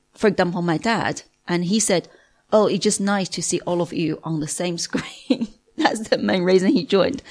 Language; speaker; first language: English; non-native, fluent; Chinese